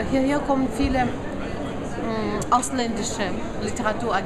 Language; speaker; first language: German; non-native, fluent; Russian